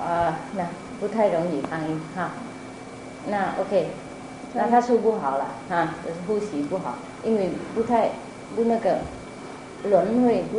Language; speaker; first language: Chinese; non-native, fluent; Vietnamese